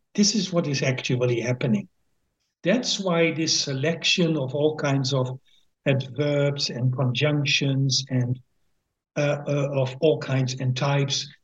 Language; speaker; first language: English; non-native, fluent; Dutch